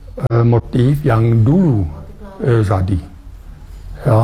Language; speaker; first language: Indonesian; non-native, fluent; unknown